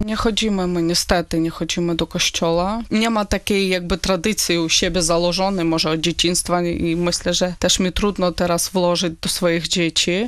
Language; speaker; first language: Polish; non-native, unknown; Russian